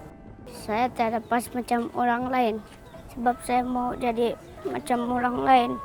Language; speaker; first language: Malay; early bilingual, other home language; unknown